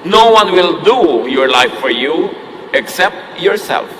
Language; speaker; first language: English; non-native, local second language; Filipino